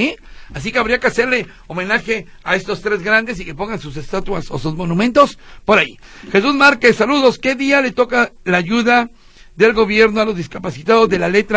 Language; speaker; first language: Spanish; native; Spanish